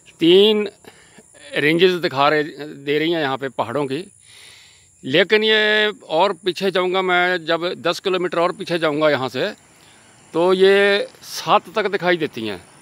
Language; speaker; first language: Hindi; non-native, local second language; Punjabi